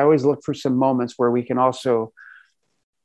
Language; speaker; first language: English; native; English